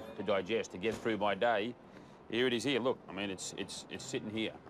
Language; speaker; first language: English; native; English